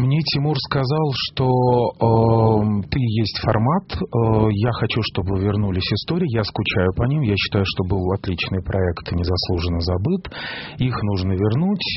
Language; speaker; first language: Russian; native; Russian